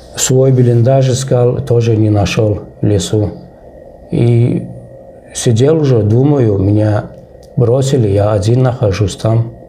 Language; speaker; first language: Russian; non-native, local second language; Turkmen